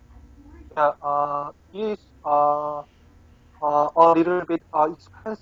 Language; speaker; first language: English; non-native, learner; Korean